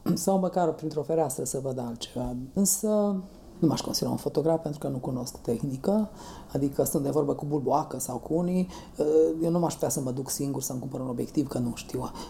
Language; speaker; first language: Romanian; native; Romanian